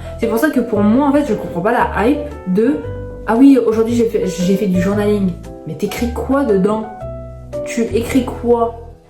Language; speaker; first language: French; early bilingual, other home language; Arabic